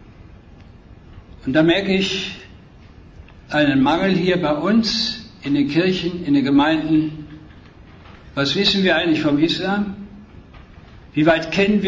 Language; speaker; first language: German; native; German